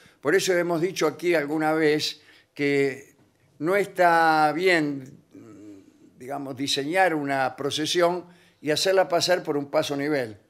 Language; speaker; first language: Spanish; native; Spanish